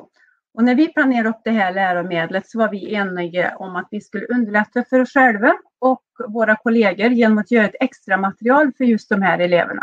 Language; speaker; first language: Swedish; native; Swedish